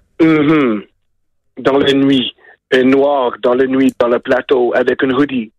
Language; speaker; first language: French; non-native, learner; English